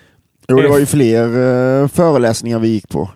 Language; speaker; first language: Swedish; native; Swedish